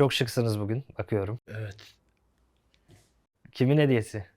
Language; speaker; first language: Turkish; native; Turkish